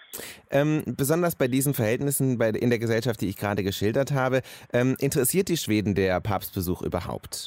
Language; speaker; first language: German; native; German